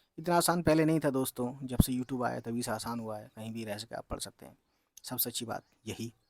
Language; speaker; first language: Hindi; native; Hindi